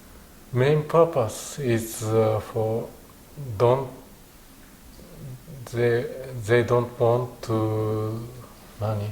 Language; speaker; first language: English; non-native, learner; Japanese